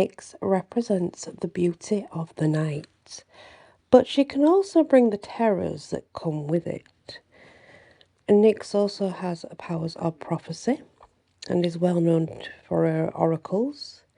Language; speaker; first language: English; native; English